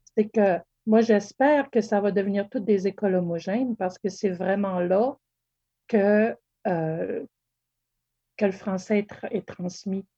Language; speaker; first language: French; native; French